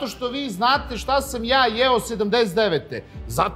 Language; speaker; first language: Serbian; native; Serbian